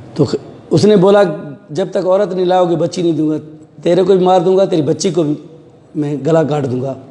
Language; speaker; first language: Urdu; non-native, local second language; Sindhi